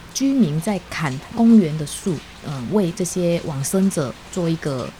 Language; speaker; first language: Chinese; non-native, fluent; Indonesian